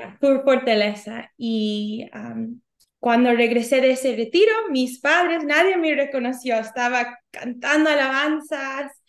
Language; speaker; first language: Spanish; early bilingual, heritage; Spanish